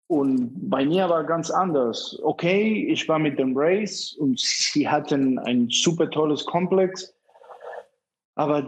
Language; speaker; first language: German; non-native, fluent; Spanish